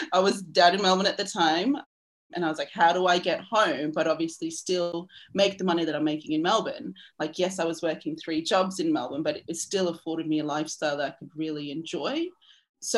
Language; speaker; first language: English; native; English